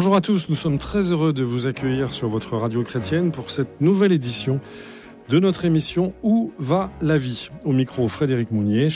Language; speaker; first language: French; native; French